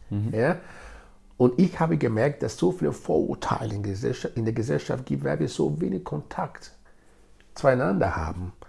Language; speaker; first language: German; non-native, fluent; Bini